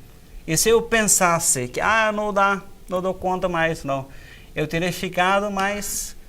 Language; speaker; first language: Portuguese; non-native, fluent; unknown